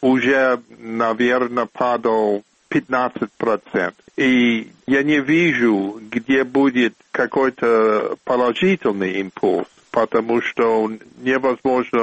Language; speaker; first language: Russian; non-native, fluent; English